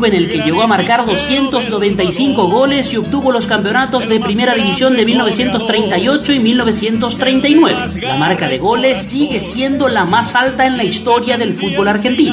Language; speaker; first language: Spanish; native; Spanish